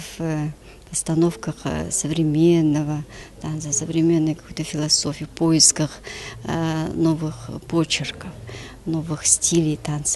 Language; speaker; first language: Russian; native; Russian